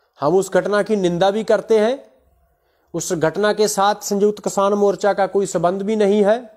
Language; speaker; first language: Hindi; non-native, local second language; Punjabi